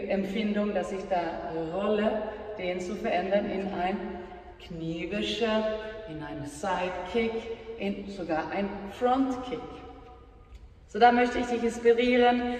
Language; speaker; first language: German; non-native, fluent; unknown